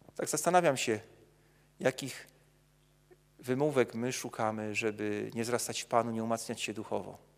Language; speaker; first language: Polish; native; Polish